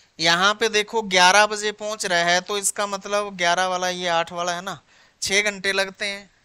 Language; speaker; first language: Hindi; non-native, local second language; Punjabi